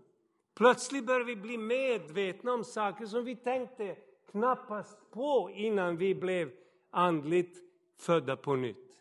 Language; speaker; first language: Swedish; non-native, fluent; Serbian